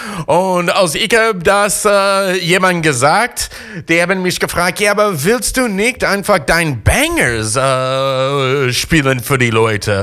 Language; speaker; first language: German; non-native, fluent; English